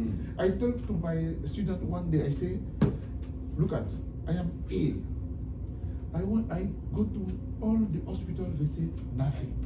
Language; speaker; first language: English; non-native, learner; French